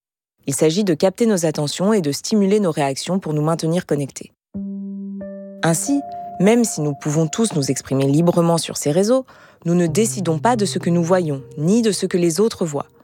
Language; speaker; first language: French; native; French